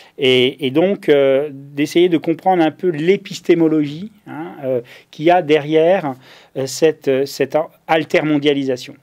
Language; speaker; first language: French; native; French